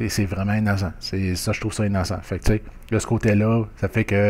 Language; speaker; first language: French; native; French